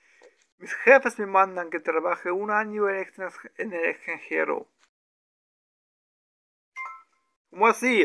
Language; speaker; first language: Spanish; non-native, learner; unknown